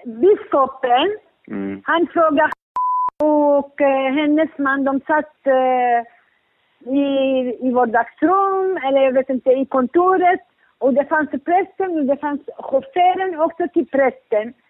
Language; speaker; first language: Swedish; non-native, learner; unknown